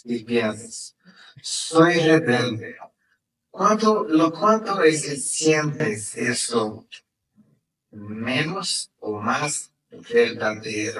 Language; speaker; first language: Spanish; non-native, fluent; Portuguese